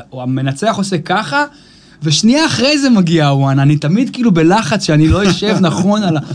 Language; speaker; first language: Hebrew; native; Hebrew